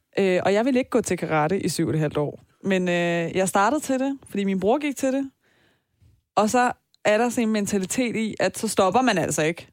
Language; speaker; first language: Danish; early bilingual, other home language; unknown